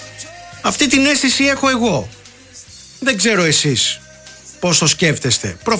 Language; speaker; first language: Greek; native; Greek